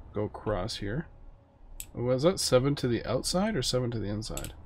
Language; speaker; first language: English; native; English